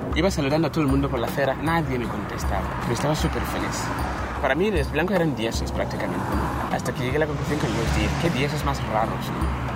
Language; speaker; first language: Spanish; non-native, fluent; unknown